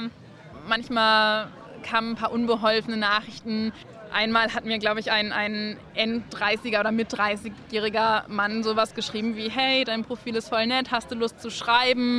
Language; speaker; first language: German; native; German